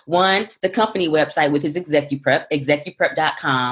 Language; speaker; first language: English; native; English